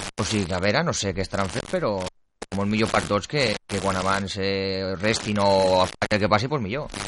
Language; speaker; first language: Catalan; non-native, local second language; Spanish